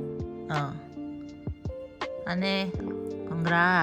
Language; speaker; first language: English; non-native, local second language; Filipino